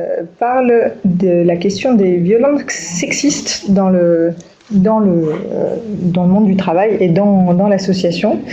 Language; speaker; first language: French; native; French